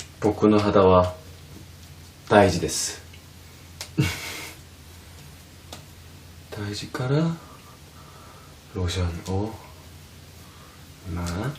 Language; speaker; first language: Japanese; non-native, fluent; Korean